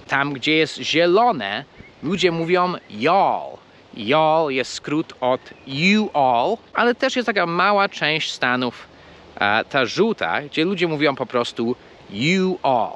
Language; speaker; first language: Polish; non-native, fluent; English